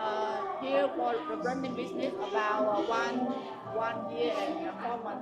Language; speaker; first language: English; non-native, learner; Vietnamese